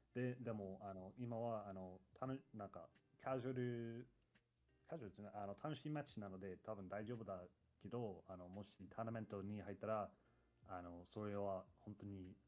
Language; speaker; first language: Japanese; non-native, learner; English